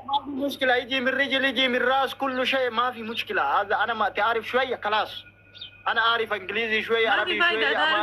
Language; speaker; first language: Arabic; non-native, learner; Oromo